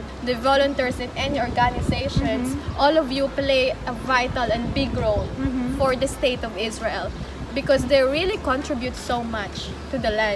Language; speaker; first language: English; non-native, fluent; Filipino